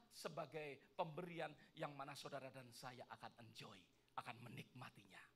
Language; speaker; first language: Indonesian; native; Indonesian